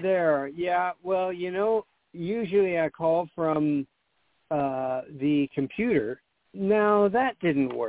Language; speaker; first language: English; native; English